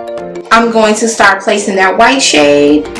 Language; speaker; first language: English; native; English